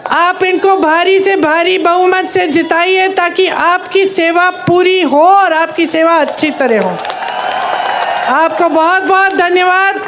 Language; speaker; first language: Hindi; native; Hindi